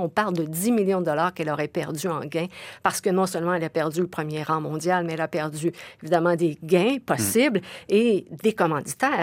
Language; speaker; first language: French; native; French